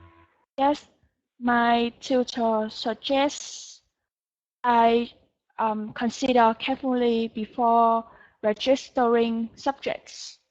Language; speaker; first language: English; non-native, learner; Vietnamese